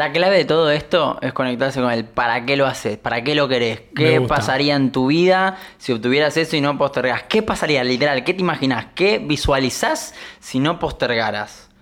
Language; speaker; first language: Spanish; native; Spanish